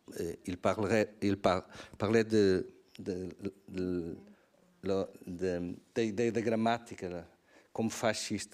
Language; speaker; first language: French; non-native, learner; Portuguese